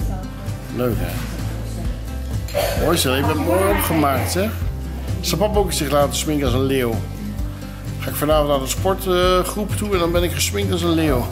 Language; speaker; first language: Dutch; native; Dutch